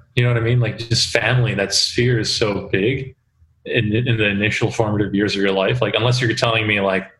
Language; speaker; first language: English; early bilingual, other home language; Korean